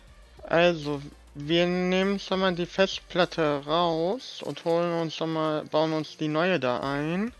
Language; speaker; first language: German; native; German